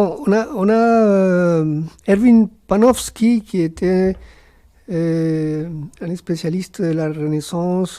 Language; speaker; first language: French; non-native, fluent; Spanish